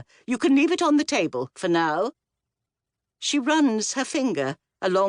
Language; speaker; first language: English; native; English